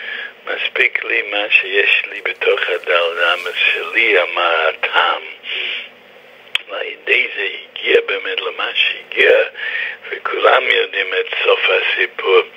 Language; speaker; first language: Hebrew; non-native, fluent; English